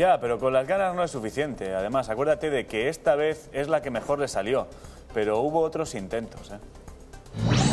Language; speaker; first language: Spanish; native; Spanish